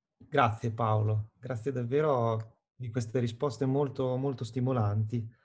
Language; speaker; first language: Italian; native; Italian